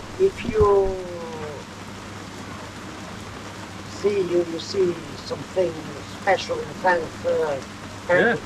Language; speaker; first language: English; non-native, learner; Albanian